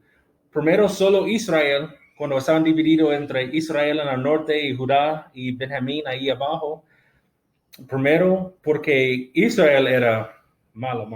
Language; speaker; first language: Spanish; non-native, fluent; English